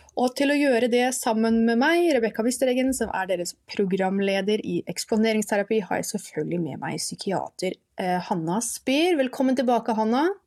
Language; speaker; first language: Norwegian; native; Norwegian